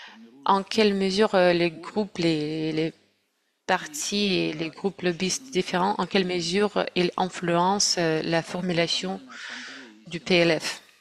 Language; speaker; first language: French; non-native, fluent; Russian